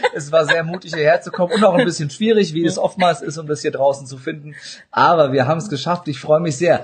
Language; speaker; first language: German; native; German